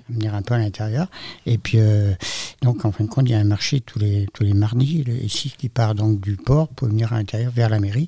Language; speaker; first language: French; native; French